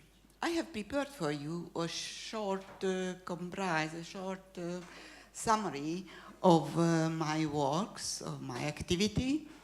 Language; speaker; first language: English; non-native, fluent; Hungarian